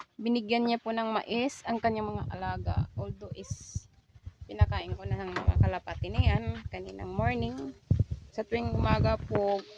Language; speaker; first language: Filipino; non-native, local second language; Cebuano